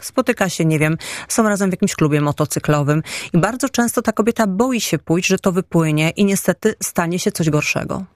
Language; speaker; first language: Polish; native; Polish